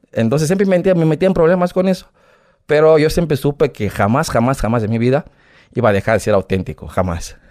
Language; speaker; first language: Spanish; non-native, fluent; Portuguese